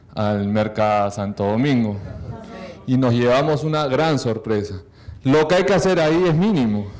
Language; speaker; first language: Spanish; native; Spanish